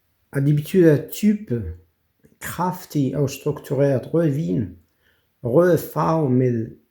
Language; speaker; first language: Danish; non-native, fluent; French